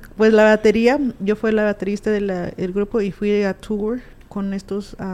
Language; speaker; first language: Spanish; early bilingual, heritage; Spanish